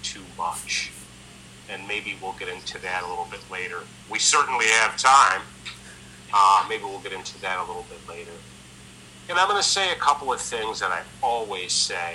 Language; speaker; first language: English; native; English